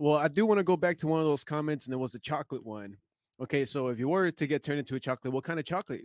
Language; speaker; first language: English; early bilingual, other home language; Spanish